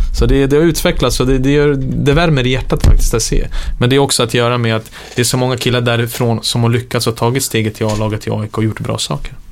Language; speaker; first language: Swedish; early bilingual, other home language; Serbian